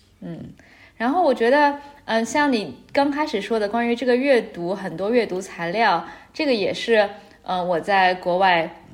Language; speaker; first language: Chinese; native; Chinese